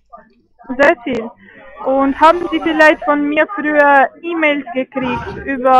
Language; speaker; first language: German; non-native, fluent; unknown